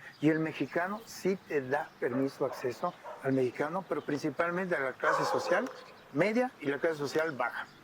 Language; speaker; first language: Spanish; native; Spanish